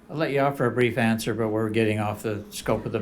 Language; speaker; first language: English; native; English